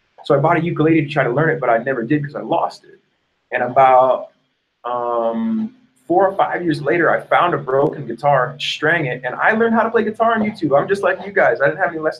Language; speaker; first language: English; native; English